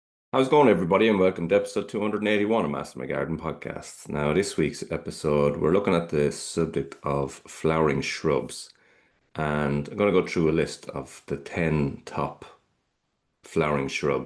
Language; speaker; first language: English; native; English